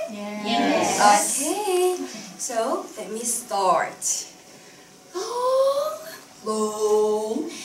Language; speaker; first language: English; non-native, fluent; Korean